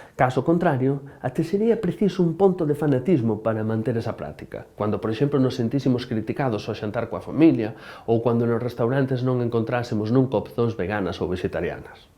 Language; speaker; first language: Galician; native; Galician